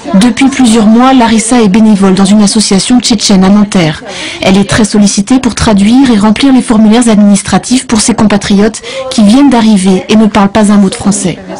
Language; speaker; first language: French; native; French